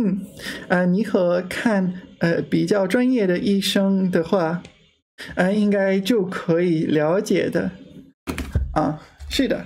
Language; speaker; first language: Chinese; non-native, learner; English